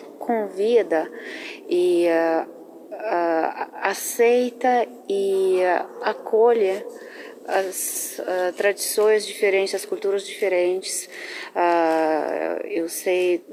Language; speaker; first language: Portuguese; non-native, fluent; Russian